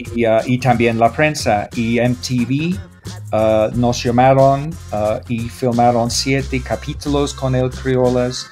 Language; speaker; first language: Spanish; non-native, fluent; English